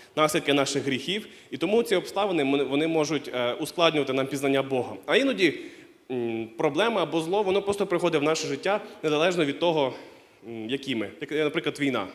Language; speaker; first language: Ukrainian; non-native, local second language; Russian